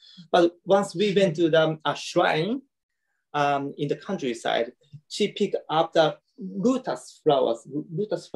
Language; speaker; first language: English; non-native, learner; Japanese